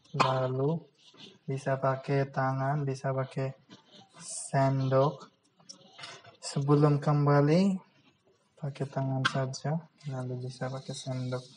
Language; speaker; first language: Indonesian; non-native, fluent; Bangla